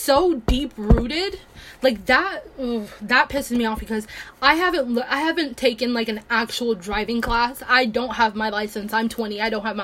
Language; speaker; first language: English; early bilingual, other home language; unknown